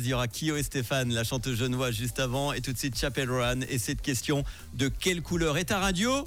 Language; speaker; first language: French; native; French